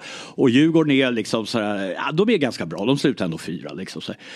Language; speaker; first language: Swedish; early bilingual, other home language; English